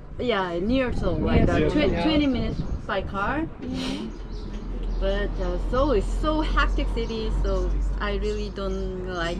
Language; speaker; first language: English; non-native, learner; Korean